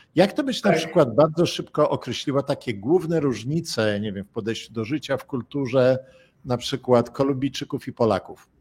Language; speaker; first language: Polish; native; Polish